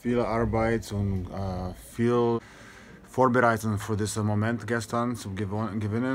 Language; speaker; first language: German; non-native, fluent; English